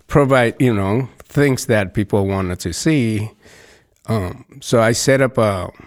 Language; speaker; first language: English; non-native, local second language; Nepali